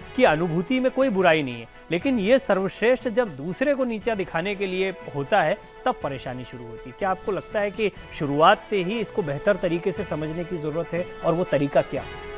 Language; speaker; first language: Hindi; native; Hindi